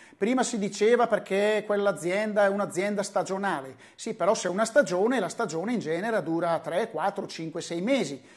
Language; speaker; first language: Italian; native; Italian